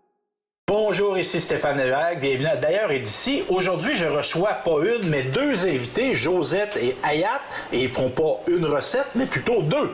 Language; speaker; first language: French; native; French